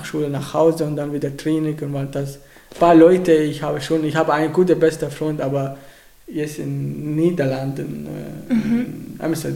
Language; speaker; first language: German; non-native, learner; Arabic